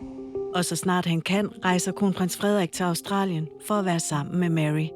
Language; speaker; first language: Danish; native; Danish